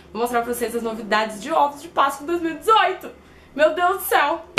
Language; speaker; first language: Portuguese; native; Portuguese